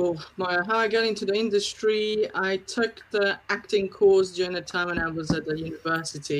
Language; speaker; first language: English; non-native, fluent; Slovak